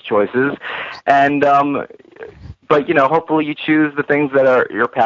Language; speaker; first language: English; native; English